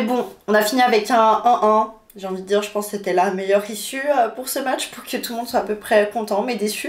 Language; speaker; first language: French; native; French